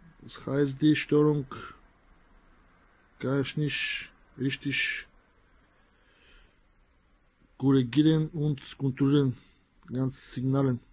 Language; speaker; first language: German; non-native, learner; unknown